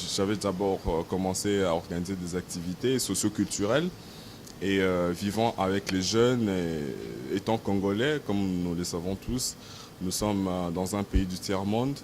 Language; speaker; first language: French; non-native, local second language; Lingala